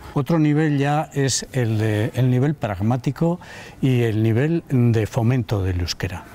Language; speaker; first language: Spanish; native; Spanish